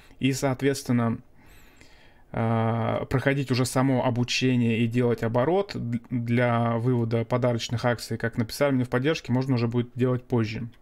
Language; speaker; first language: Russian; native; Russian